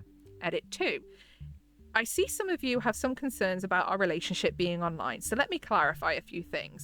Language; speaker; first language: English; native; English